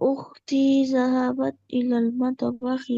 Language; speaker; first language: Arabic; non-native, learner; Bangla